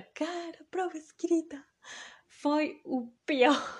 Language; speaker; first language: Portuguese; early bilingual, heritage; Portuguese